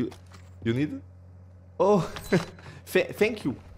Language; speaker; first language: English; non-native, learner; French